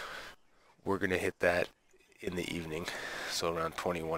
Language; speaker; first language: English; native; English